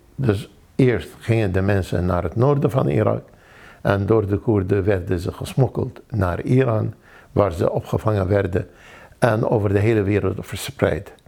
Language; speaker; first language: Dutch; non-native, fluent; Arabic